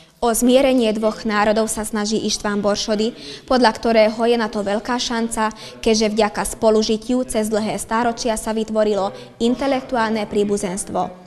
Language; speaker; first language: Slovak; non-native, local second language; Hungarian